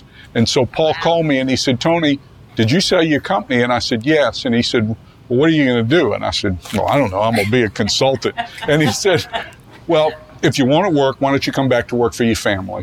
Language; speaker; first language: English; native; English